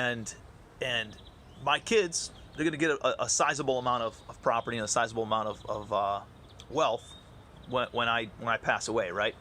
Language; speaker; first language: English; native; English